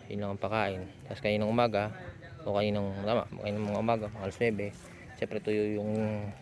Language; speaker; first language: Filipino; non-native, local second language; Bikol